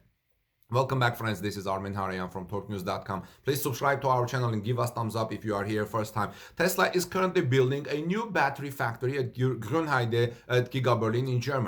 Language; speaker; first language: English; non-native, fluent; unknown